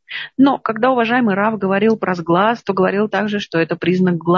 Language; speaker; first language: Russian; native; Russian